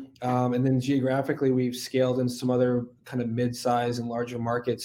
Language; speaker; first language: English; native; English